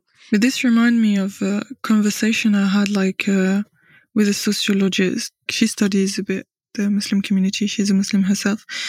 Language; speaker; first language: English; non-native, fluent; French